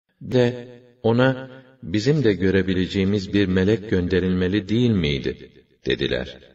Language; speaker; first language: Turkish; native; Turkish